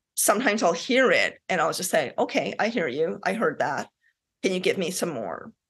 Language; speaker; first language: English; native; English